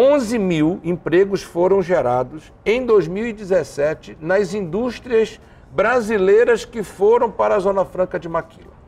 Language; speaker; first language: Portuguese; native; Portuguese